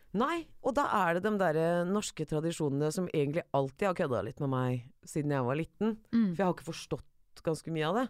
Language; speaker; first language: Norwegian; early bilingual, other home language; Persian